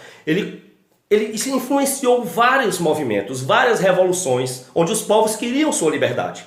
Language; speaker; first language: Portuguese; native; Portuguese